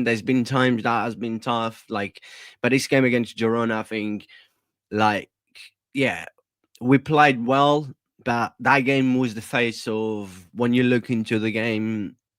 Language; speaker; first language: English; non-native, fluent; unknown